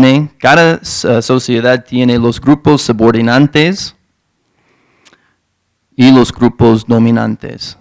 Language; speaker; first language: Spanish; non-native, fluent; English